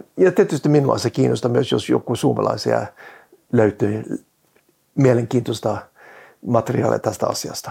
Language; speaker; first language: Finnish; non-native, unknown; Norwegian